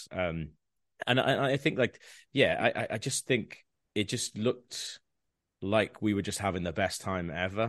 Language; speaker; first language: English; non-native, local second language; Welsh